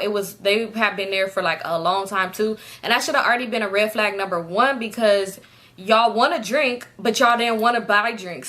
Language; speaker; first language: English; native; English